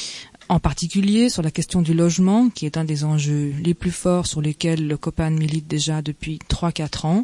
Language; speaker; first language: French; native; French